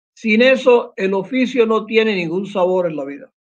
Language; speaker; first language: Spanish; native; Spanish